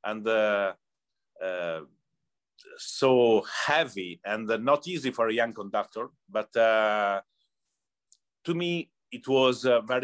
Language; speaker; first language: English; non-native, learner; Italian